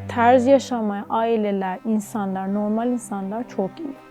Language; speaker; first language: Turkish; non-native, learner; Persian